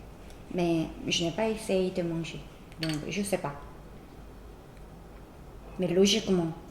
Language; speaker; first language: French; non-native, learner; Korean